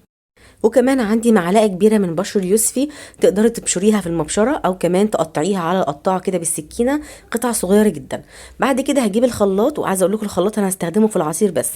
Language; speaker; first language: Arabic; native; Arabic